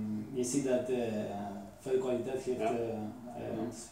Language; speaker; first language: Dutch; non-native, fluent; Spanish